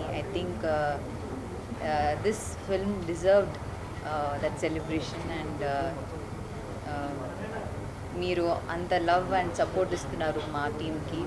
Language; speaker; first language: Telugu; non-native, fluent; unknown